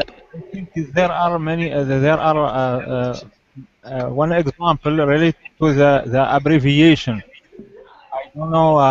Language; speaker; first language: English; non-native, learner; Arabic